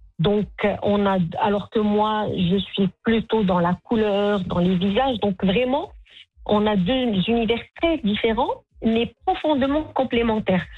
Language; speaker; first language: French; non-native, local second language; Arabic